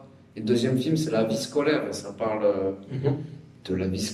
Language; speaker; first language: French; native; French